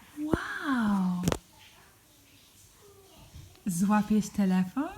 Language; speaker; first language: Polish; non-native, learner; English